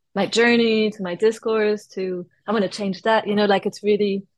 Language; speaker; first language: English; non-native, fluent; French